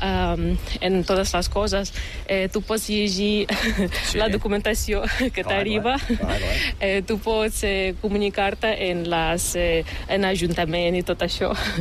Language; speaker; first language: Catalan; non-native, fluent; Ukrainian